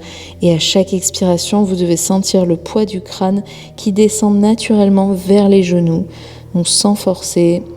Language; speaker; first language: French; native; French